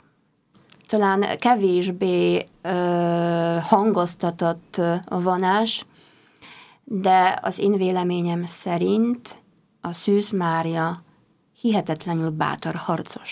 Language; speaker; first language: Hungarian; non-native, fluent; Polish